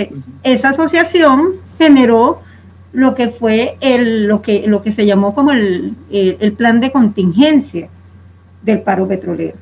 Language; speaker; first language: Spanish; native; Spanish